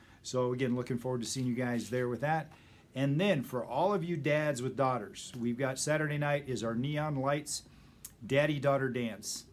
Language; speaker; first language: English; native; English